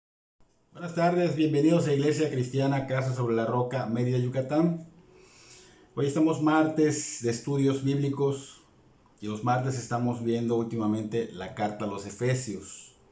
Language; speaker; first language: Spanish; native; Spanish